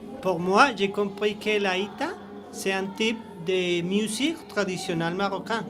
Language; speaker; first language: French; non-native, learner; Spanish